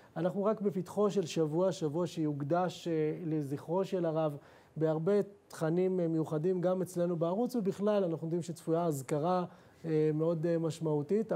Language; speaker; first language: Hebrew; native; Hebrew